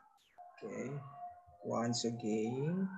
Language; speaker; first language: English; non-native, learner; Indonesian